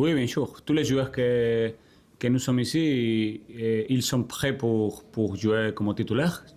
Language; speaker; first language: French; non-native, learner; Spanish